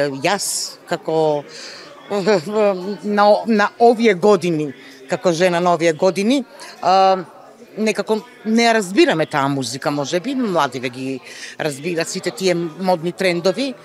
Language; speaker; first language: Macedonian; native; Macedonian